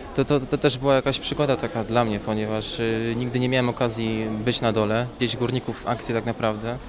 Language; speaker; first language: Polish; native; Polish